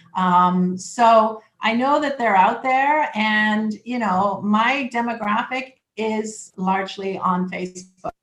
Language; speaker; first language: English; native; English